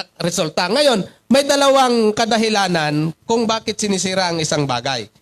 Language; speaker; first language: Filipino; non-native, local second language; Cebuano